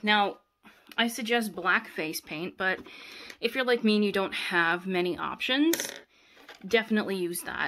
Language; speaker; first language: English; native; English